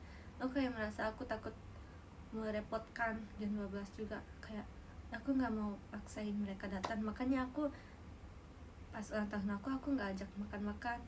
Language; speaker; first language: Indonesian; native; Indonesian